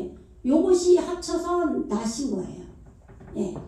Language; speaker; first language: Korean; native; Korean